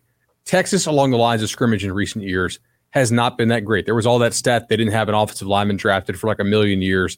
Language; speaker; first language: English; native; English